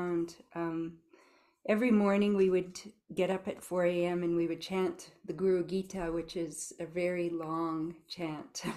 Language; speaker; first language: English; native; English